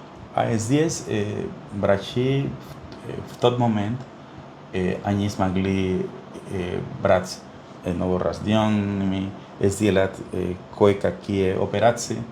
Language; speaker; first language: Russian; non-native, fluent; Spanish